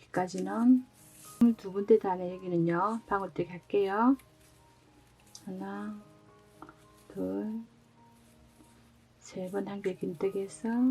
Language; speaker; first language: Korean; native; Korean